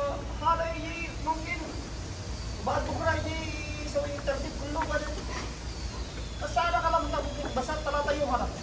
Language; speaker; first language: Arabic; non-native, learner; Filipino